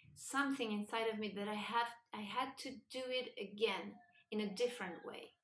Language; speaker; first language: English; non-native, fluent; Spanish